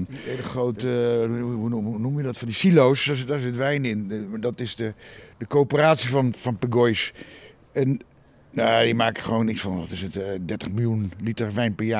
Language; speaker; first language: Dutch; native; Dutch